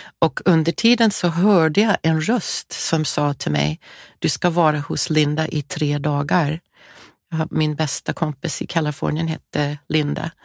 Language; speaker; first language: Swedish; non-native, fluent; English